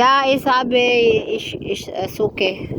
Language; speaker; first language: German; non-native, learner; Cebuano